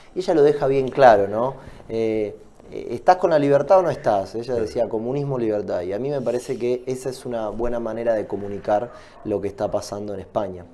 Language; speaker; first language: Spanish; native; Spanish